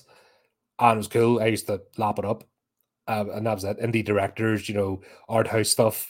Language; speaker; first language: English; native; English